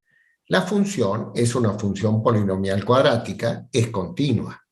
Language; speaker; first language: Spanish; native; Spanish